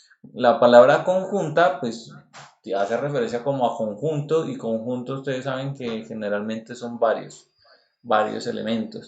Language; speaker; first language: Spanish; native; Spanish